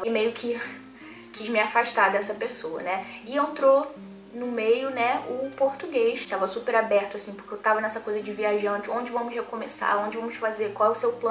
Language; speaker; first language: Portuguese; native; Portuguese